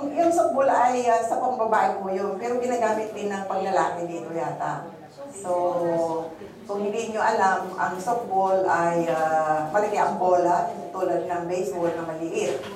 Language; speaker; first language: Filipino; non-native, local second language; Bikol